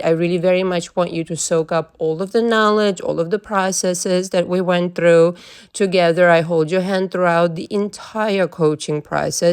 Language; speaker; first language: English; non-native, fluent; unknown